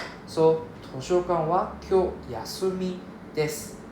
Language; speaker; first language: Japanese; non-native, fluent; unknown